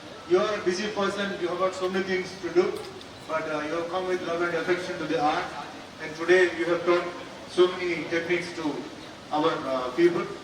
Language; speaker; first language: English; non-native, local second language; Telugu